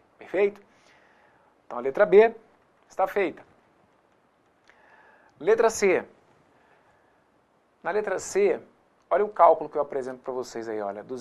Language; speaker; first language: Portuguese; native; Portuguese